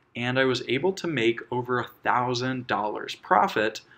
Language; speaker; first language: English; native; English